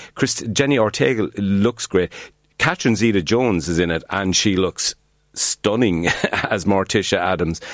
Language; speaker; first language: English; native; English